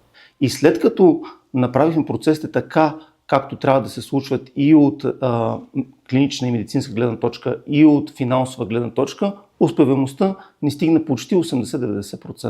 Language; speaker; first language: Bulgarian; native; Bulgarian